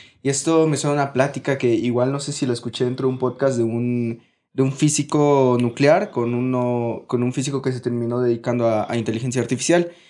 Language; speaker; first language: Spanish; native; Spanish